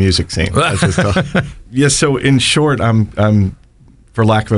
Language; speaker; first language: English; native; English